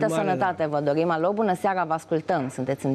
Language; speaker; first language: Romanian; native; Romanian